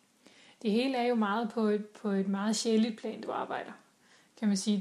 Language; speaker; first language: Danish; native; Danish